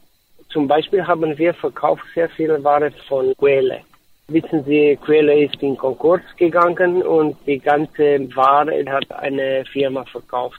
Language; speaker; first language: German; non-native, learner; Romanian